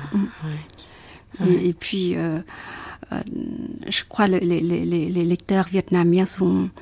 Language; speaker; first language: French; non-native, fluent; Vietnamese